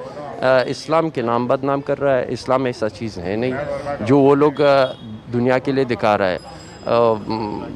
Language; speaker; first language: Hindi; non-native, fluent; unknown